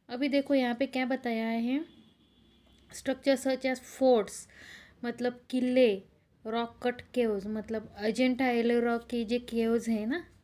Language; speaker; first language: Hindi; non-native, local second language; Marathi